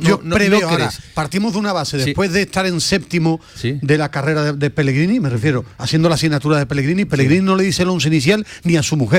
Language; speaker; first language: Spanish; native; Spanish